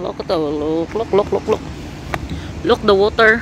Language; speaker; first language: English; non-native, local second language; Filipino